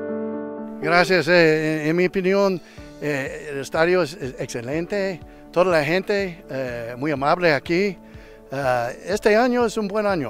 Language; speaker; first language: Spanish; non-native, learner; English